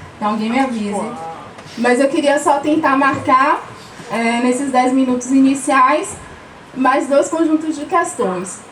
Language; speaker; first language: Portuguese; native; Portuguese